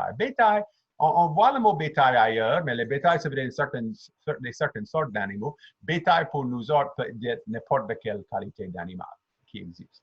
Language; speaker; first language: French; native; French